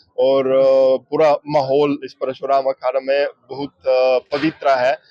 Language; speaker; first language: Hindi; non-native, fluent; Russian